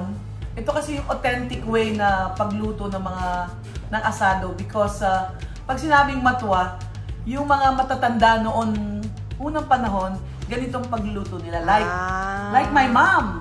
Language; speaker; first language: Filipino; non-native, local second language; Pampanga